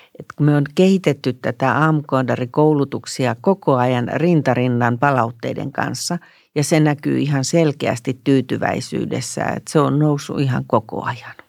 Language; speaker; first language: Finnish; native; Finnish